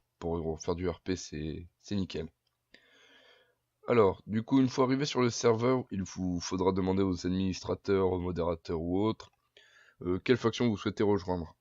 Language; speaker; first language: French; native; French